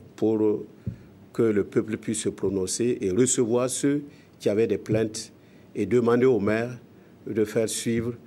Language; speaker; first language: French; non-native, local second language; Mossi